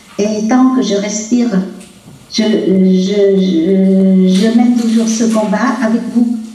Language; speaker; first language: French; non-native, local second language; Vietnamese